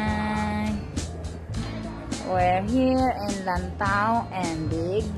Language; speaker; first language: English; non-native, local second language; Filipino